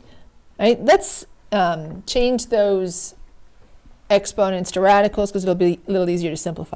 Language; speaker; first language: English; native; English